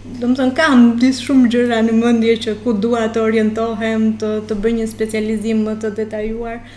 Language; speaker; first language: Albanian; native; Albanian